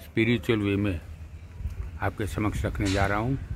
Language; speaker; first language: Hindi; non-native, local second language; Gujarati